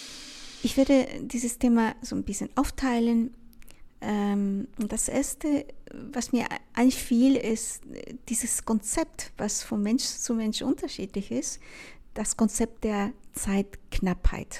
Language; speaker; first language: German; non-native, fluent; Spanish